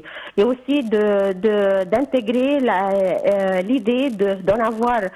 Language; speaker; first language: French; non-native, fluent; Arabic